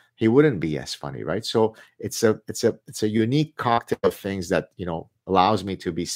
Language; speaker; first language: English; early bilingual, other home language; Arabic